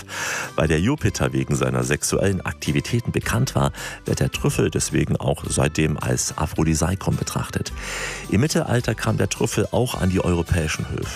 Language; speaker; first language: German; native; German